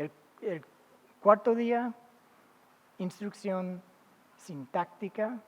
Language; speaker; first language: Spanish; non-native, fluent; English